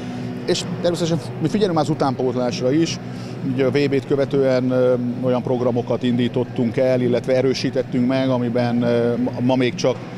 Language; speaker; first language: Hungarian; native; Hungarian